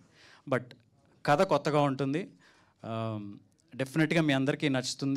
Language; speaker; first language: Telugu; native; Telugu